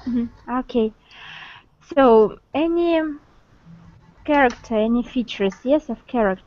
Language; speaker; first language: English; non-native, learner; Russian